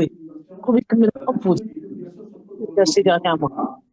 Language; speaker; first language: French; non-native, local second language; Arabic